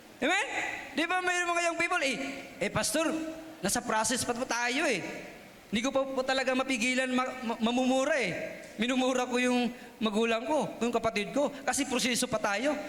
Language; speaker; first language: Filipino; non-native, local second language; Cebuano